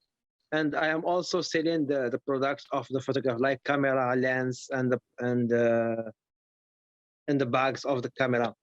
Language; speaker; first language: English; non-native, learner; Arabic